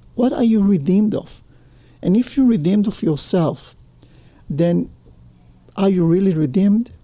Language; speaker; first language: English; non-native, fluent; Hebrew